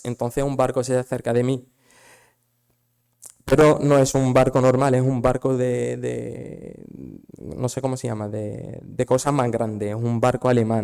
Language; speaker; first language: Spanish; non-native, fluent; Arabic